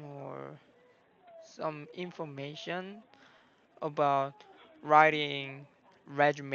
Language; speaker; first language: English; non-native, learner; Korean